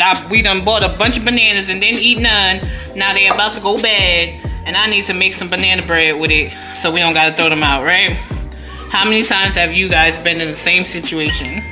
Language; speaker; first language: English; native; English